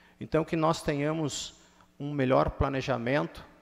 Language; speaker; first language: Portuguese; native; Portuguese